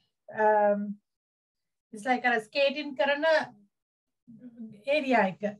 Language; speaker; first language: English; non-native, local second language; Sinhala